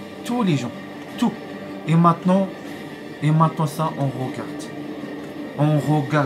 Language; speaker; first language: French; non-native, learner; Arabic